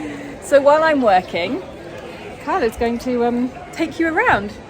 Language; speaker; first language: English; native; English